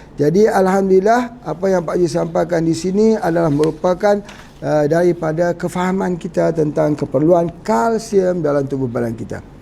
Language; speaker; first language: Malay; native; Malay